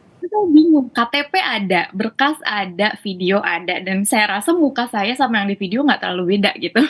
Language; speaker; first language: Indonesian; native; Indonesian